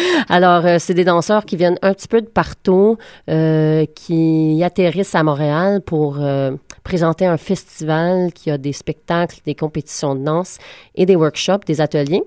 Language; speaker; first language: French; native; French